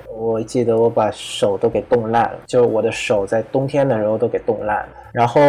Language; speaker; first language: Chinese; non-native, fluent; Vietnamese